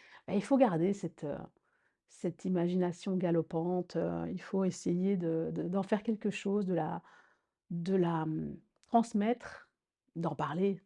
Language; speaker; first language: French; early bilingual, other home language; Rundi